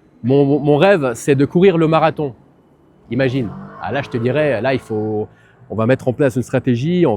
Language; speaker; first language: French; native; French